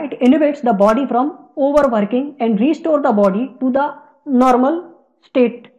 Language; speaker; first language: English; non-native, local second language; Hindi